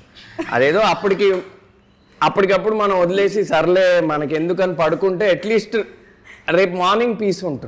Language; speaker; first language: Telugu; native; Telugu